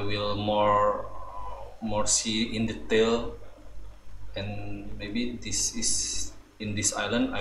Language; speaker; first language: English; non-native, learner; Indonesian